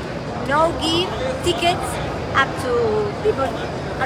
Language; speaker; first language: English; non-native, learner; Spanish